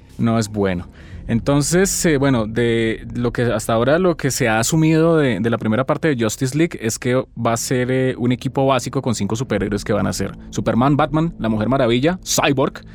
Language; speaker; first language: Spanish; native; Spanish